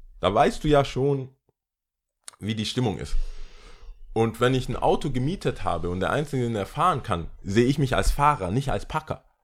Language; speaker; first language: German; early bilingual, other home language; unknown